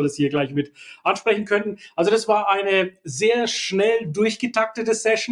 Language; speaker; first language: German; native; German